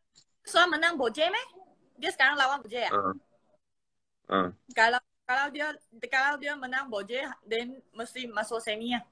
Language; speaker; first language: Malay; non-native, local second language; Chinese